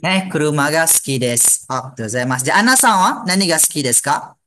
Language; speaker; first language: Japanese; non-native, fluent; Malay